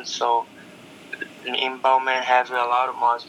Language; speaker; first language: English; non-native, learner; Portuguese